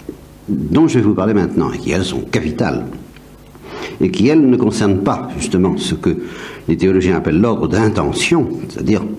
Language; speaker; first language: French; native; French